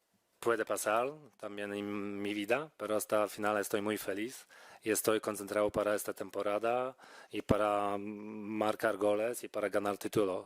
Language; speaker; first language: Spanish; non-native, fluent; Polish